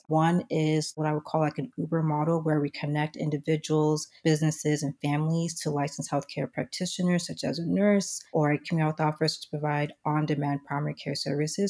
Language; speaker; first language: English; native; English